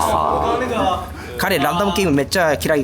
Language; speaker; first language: Japanese; non-native, learner; Korean